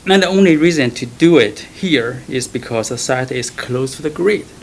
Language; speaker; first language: English; non-native, fluent; Chinese